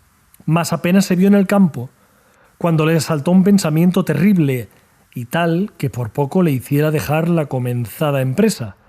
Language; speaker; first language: Spanish; native; Spanish